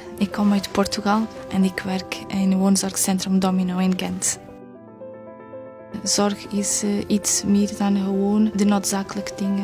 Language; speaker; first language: Dutch; non-native, fluent; Portuguese